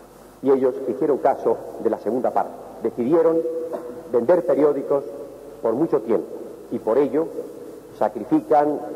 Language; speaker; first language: Spanish; native; Spanish